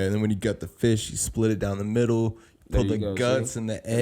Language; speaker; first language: English; native; English